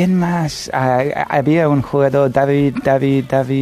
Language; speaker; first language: Spanish; non-native, fluent; English